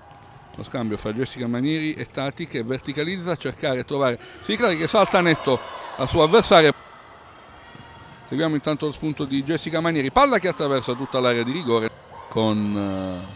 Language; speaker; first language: Italian; native; Italian